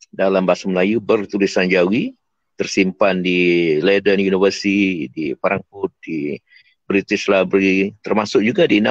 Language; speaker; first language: Malay; native; Malay